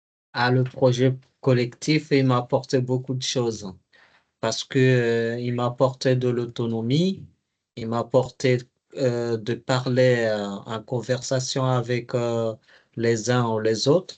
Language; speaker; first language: French; non-native, learner; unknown